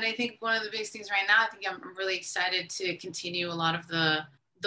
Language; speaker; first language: English; early bilingual, other home language; Spanish